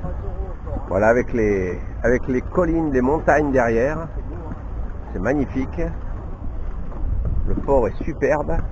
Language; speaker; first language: French; native; French